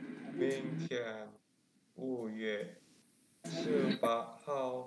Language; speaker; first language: Chinese; non-native, learner; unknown